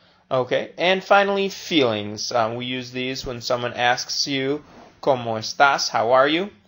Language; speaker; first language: English; native; English